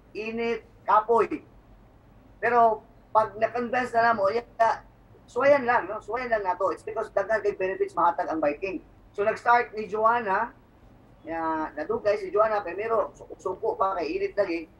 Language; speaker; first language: Cebuano; native; Cebuano